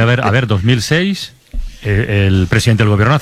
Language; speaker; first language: Spanish; native; Spanish